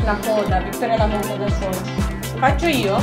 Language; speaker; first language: Italian; non-native, fluent; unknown